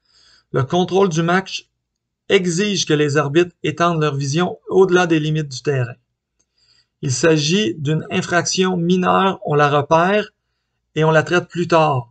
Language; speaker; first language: French; native; French